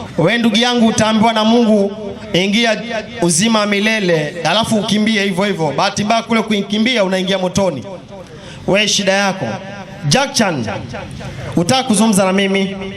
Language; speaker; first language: Swahili; native; Swahili